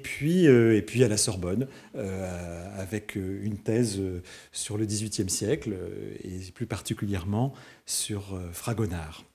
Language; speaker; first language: French; native; French